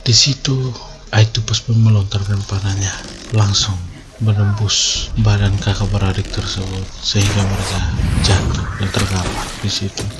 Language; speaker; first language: Indonesian; native; Indonesian